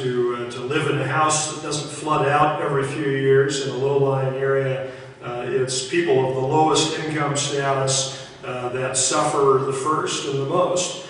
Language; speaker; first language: English; native; English